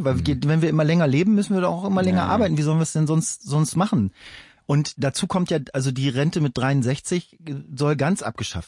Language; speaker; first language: German; native; German